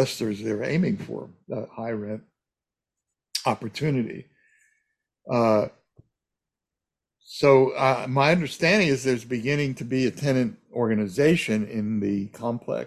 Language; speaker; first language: English; native; English